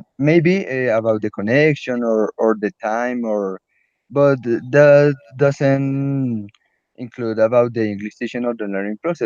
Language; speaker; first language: English; non-native, learner; Spanish